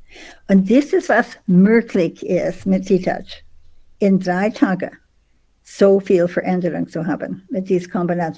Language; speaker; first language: German; non-native, fluent; English